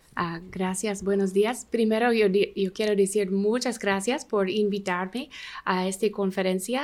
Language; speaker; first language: Spanish; non-native, learner; English